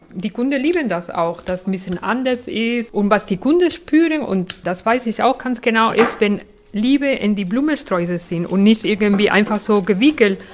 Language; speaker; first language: German; non-native, fluent; Spanish